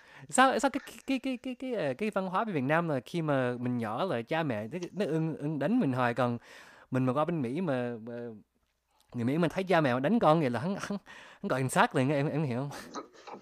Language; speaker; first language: Vietnamese; early bilingual, heritage; Vietnamese